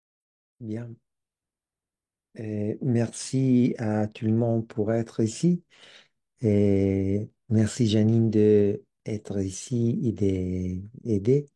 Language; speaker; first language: French; non-native, learner; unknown